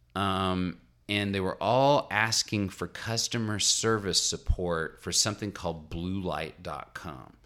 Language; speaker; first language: English; native; English